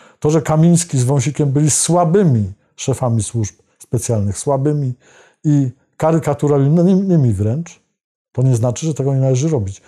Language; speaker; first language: Polish; native; Polish